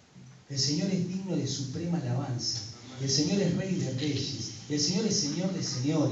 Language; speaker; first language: Spanish; native; Spanish